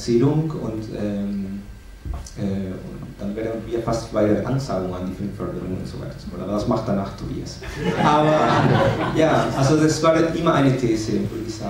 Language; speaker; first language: German; non-native, fluent; Spanish